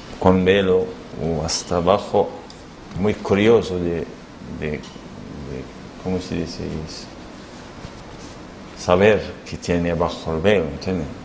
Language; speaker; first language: Spanish; non-native, learner; Arabic